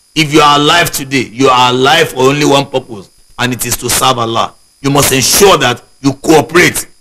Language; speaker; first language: English; non-native, local second language; Yoruba